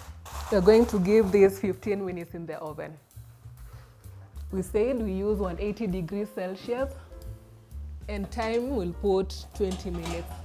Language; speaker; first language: English; non-native, local second language; Swahili